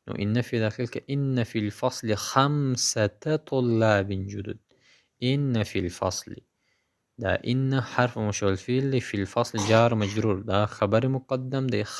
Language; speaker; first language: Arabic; non-native, fluent; Pashto